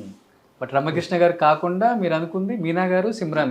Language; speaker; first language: Telugu; native; Telugu